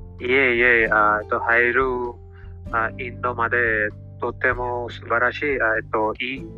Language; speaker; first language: Japanese; non-native, learner; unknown